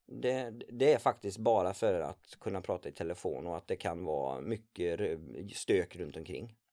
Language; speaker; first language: Swedish; native; Swedish